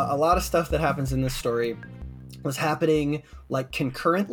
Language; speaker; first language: English; native; English